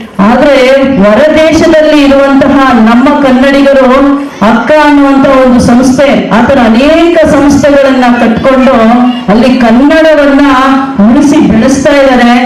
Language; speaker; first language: Kannada; native; Kannada